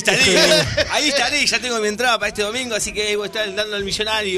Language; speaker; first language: Spanish; native; Spanish